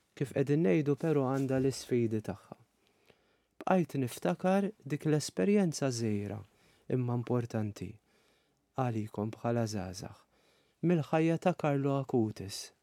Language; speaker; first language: Maltese; native; Maltese